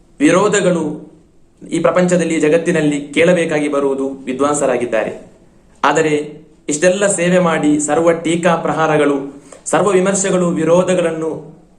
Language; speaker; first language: Kannada; non-native, local second language; Malayalam